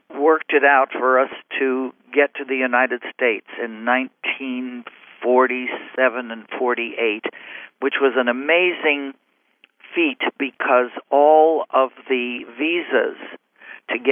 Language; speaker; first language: English; native; English